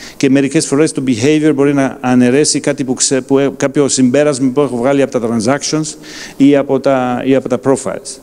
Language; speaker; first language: Greek; non-native, fluent; German